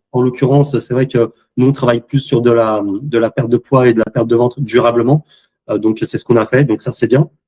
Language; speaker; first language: French; native; French